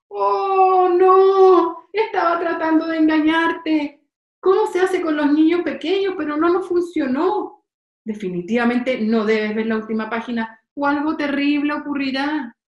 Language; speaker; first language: Spanish; native; Spanish